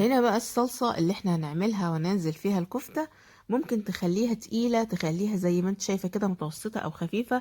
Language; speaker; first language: Arabic; native; Arabic